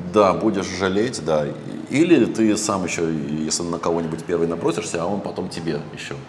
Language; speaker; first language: Russian; early bilingual, other home language; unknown